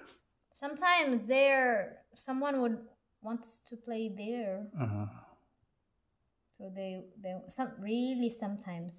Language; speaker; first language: English; non-native, local second language; Cebuano